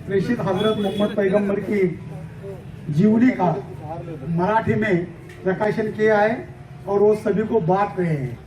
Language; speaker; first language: Urdu; native; Urdu